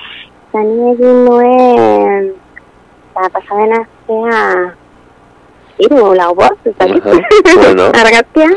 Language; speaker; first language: Basque; non-native, local second language; Spanish